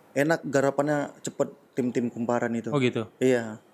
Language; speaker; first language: Indonesian; native; Indonesian